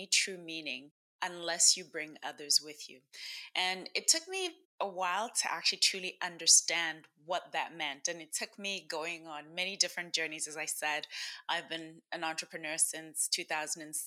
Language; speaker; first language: English; non-native, local second language; Shona